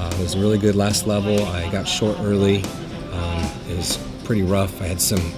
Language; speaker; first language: English; native; English